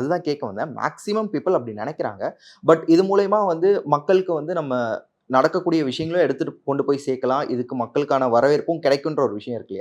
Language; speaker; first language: Tamil; native; Tamil